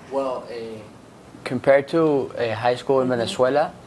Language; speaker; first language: English; non-native, fluent; Spanish